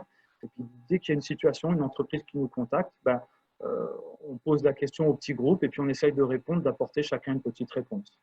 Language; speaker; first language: French; native; French